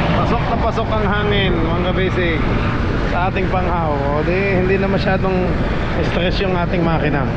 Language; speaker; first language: Filipino; non-native, local second language; Cebuano